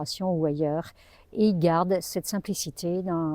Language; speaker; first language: French; native; French